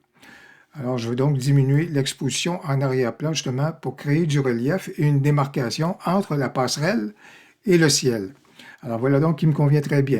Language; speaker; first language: French; native; French